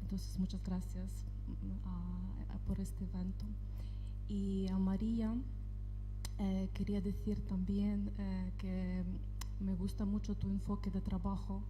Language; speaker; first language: Spanish; non-native, fluent; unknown